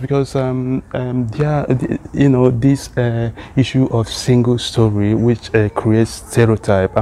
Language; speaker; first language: English; non-native, local second language; Igbo